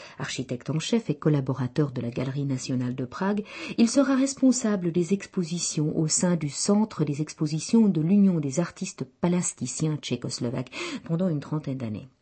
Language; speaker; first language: French; non-native, fluent; Czech